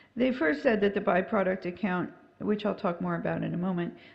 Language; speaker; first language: English; native; English